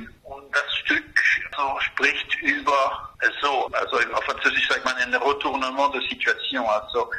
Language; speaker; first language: German; non-native, fluent; Spanish